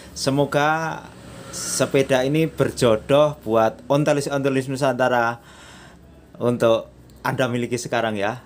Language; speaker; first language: Indonesian; non-native, local second language; Javanese